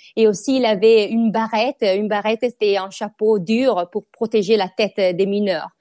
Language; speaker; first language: French; non-native, fluent; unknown